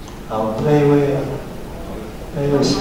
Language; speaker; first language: Chinese; native; Chinese